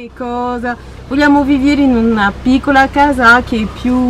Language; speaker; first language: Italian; non-native, learner; French